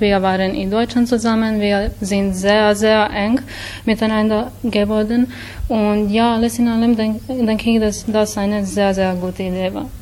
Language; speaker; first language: German; non-native, fluent; Serbian